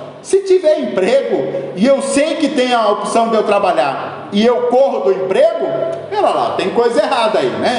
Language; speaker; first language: Portuguese; native; Portuguese